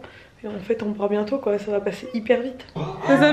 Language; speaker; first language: French; native; French